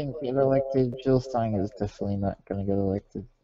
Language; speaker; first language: English; native; English